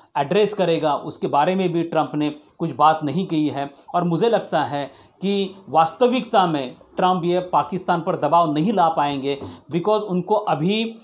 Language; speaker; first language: Hindi; non-native, local second language; Marathi